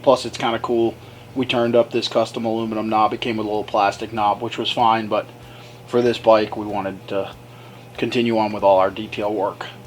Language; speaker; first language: English; native; English